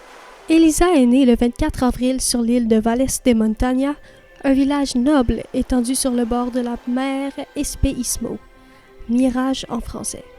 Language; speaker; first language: French; native; French